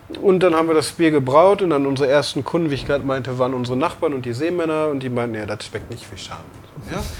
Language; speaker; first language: German; native; German